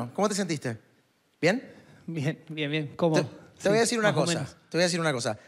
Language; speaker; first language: Spanish; native; Spanish